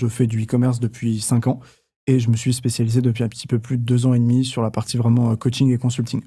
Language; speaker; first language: French; native; French